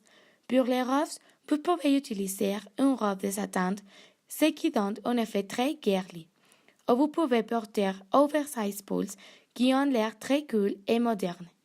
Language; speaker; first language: French; non-native, learner; Spanish